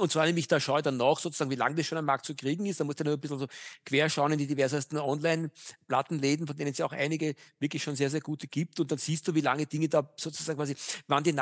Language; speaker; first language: German; native; German